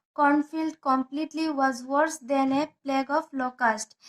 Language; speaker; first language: English; non-native, local second language; Assamese